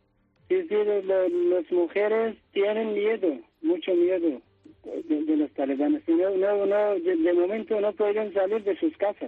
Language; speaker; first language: Spanish; non-native, learner; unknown